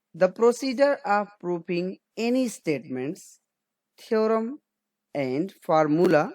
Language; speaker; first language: English; non-native, local second language; Nepali